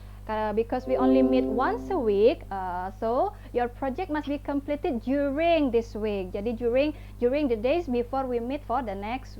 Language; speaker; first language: English; non-native, fluent; Indonesian